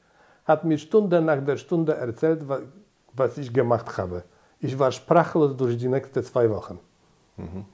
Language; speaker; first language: German; non-native, fluent; Polish